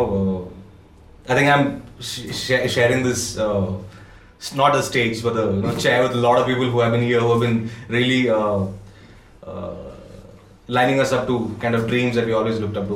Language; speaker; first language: English; non-native, local second language; Konkani